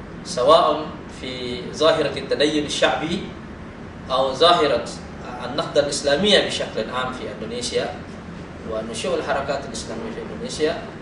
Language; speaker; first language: Arabic; non-native, fluent; Indonesian